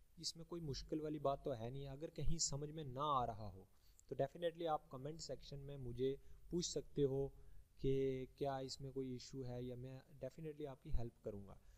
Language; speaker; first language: Hindi; native; Hindi